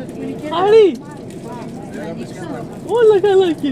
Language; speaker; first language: Greek; non-native, learner; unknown